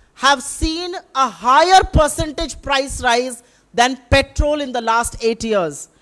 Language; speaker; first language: English; non-native, local second language; Hindi